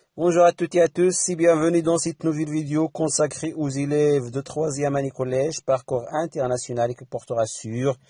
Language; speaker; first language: French; non-native, local second language; Arabic